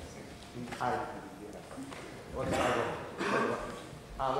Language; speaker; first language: German; non-native, fluent; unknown